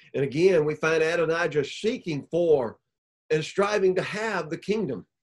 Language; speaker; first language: English; native; English